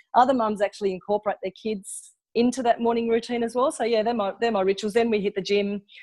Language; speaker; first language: English; native; English